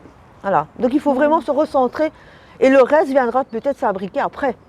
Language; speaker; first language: French; native; French